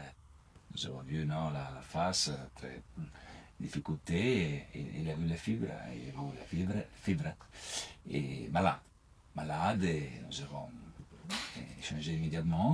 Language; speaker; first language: French; non-native, learner; Italian